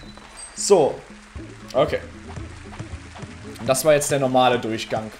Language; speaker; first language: German; native; German